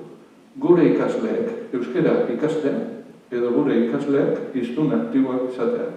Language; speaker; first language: Basque; native; Basque